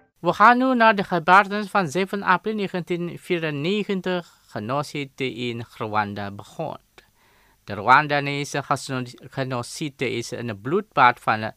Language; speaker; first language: Dutch; non-native, fluent; Indonesian